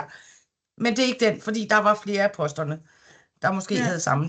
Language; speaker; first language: Danish; native; Danish